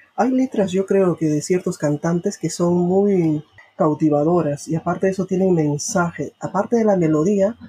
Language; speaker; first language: Spanish; native; Spanish